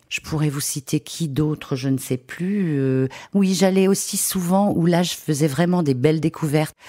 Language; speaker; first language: French; native; French